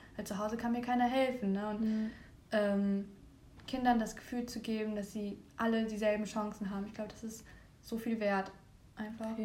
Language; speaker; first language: German; early bilingual, other home language; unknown